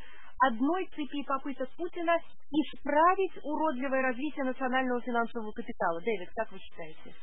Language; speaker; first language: Russian; native; Russian